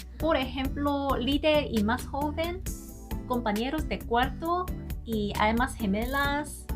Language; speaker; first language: Spanish; non-native, learner; Korean